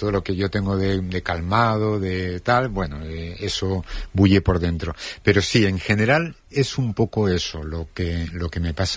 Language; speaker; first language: Spanish; native; Spanish